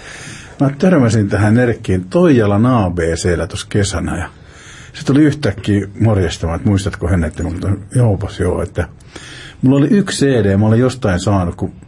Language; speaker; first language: Finnish; native; Finnish